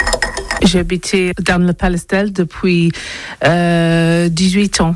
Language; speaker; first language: French; non-native, learner; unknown